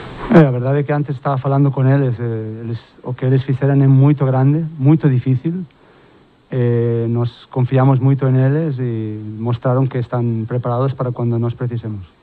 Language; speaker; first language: Portuguese; non-native, fluent; Spanish